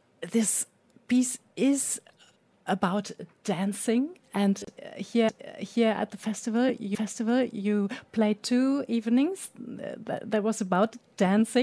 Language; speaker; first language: English; non-native, fluent; German